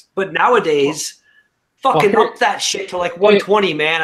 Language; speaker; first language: English; native; English